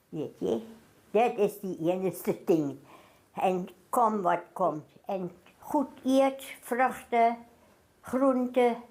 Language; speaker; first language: Afrikaans; non-native, local second language; German